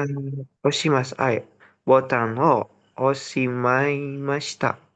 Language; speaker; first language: Japanese; non-native, learner; Indonesian